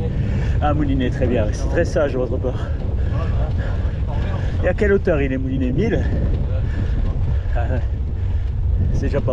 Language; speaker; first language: French; native; French